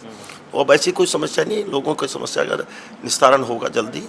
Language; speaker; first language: Hindi; native; Hindi